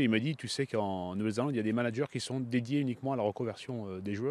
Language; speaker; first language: French; native; French